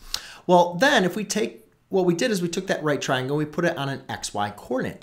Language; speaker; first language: English; native; English